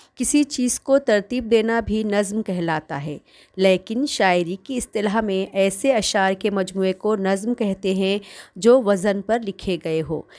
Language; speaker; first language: Urdu; native; Urdu